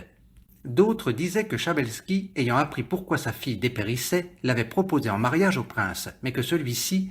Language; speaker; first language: French; native; French